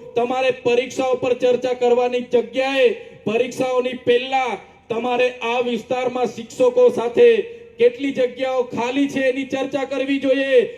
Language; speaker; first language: Gujarati; non-native, local second language; Vasavi